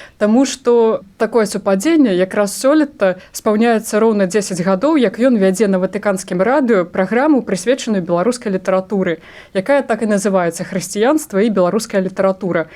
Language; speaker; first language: Belarusian; non-native, local second language; Russian